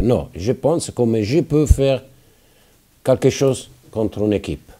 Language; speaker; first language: French; non-native, fluent; Italian